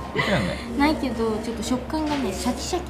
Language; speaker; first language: Japanese; native; Japanese